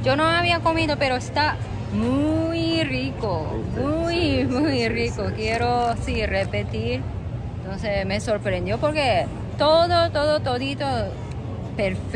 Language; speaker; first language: Spanish; non-native, learner; Japanese